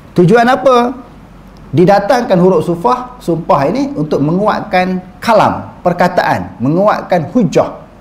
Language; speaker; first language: Malay; native; Malay